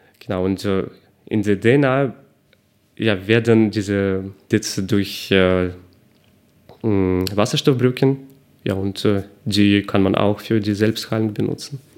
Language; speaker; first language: German; non-native, fluent; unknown